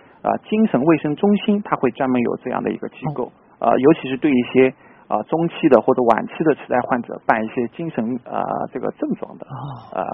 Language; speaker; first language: Chinese; native; Chinese